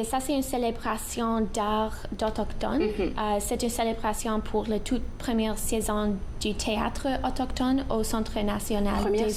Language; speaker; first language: French; non-native, local second language; English